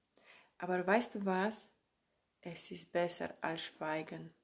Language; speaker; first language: German; non-native, fluent; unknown